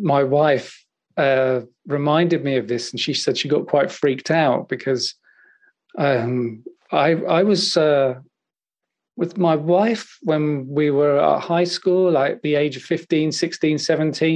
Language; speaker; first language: English; native; English